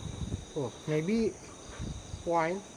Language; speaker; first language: English; non-native, learner; Indonesian